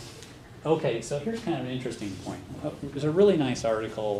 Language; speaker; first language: English; native; English